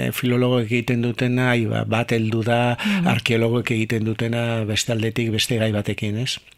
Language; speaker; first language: Basque; native; Basque